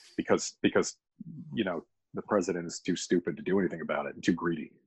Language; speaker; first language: English; native; English